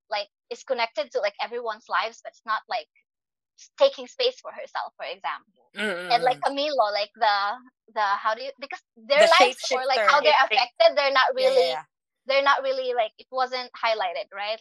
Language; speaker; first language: English; non-native, local second language; Cebuano